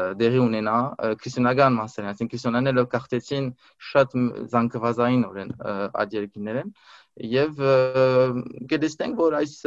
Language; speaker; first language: Armenian; early bilingual, heritage; Armenian